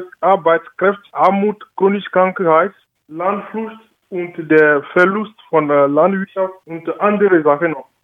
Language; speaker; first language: German; non-native, learner; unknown